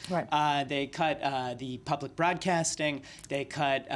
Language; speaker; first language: English; native; English